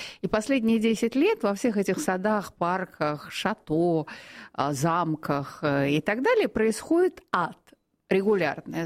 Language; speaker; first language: Russian; native; Russian